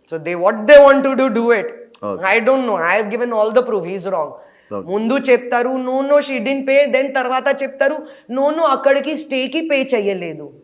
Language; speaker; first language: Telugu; non-native, learner; Hindi